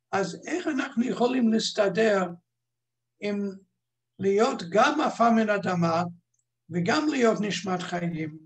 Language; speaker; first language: Hebrew; non-native, fluent; English